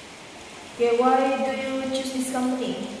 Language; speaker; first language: English; non-native, fluent; Indonesian